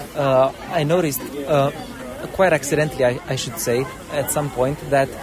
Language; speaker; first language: English; non-native, fluent; Romanian